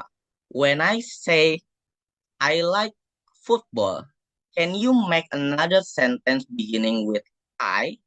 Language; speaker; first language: English; non-native, fluent; Indonesian